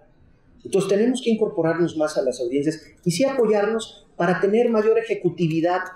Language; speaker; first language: Spanish; native; Spanish